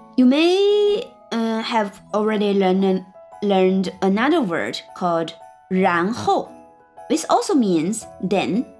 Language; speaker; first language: English; non-native, fluent; Chinese